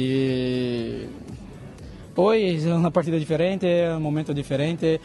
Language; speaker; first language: Spanish; non-native, fluent; Portuguese